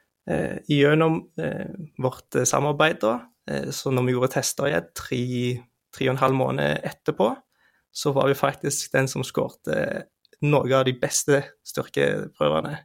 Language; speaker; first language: Norwegian; native; Norwegian